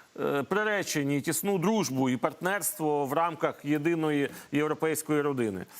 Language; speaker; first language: Ukrainian; native; Ukrainian